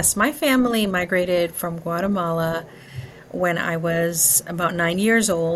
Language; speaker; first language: English; early bilingual, other home language; Spanish